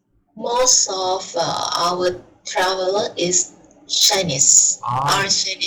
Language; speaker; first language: English; non-native, learner; Thai